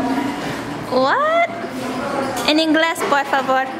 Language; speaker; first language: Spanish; non-native, learner; English